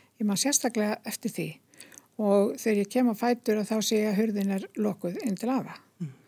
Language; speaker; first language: Icelandic; native; Icelandic